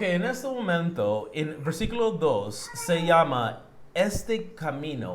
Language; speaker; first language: Spanish; non-native, learner; English